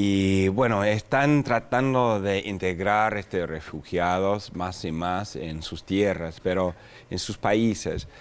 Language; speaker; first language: Spanish; non-native, fluent; English